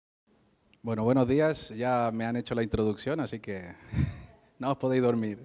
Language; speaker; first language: Spanish; native; Spanish